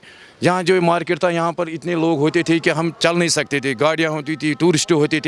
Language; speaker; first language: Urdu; non-native, local second language; Kashmiri